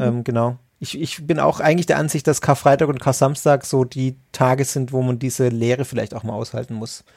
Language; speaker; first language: German; native; German